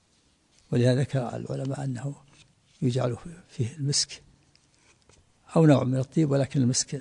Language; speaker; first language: Arabic; native; Arabic